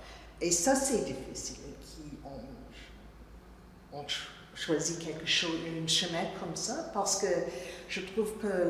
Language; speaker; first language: French; non-native, fluent; English